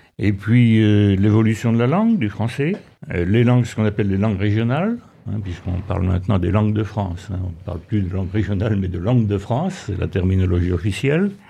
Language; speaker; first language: French; native; French